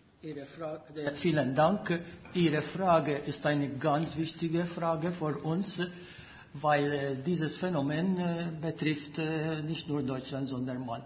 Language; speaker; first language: German; non-native, fluent; Maltese